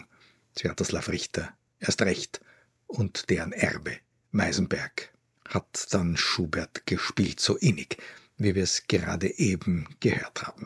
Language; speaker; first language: German; native; German